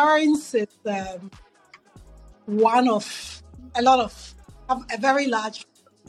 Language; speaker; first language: English; non-native, local second language; Akan